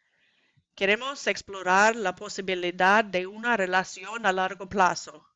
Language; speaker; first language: Spanish; non-native, learner; English